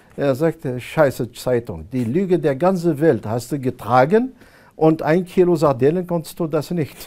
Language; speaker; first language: German; non-native, fluent; Arabic